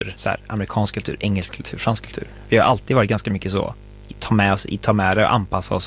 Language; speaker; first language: Swedish; native; Swedish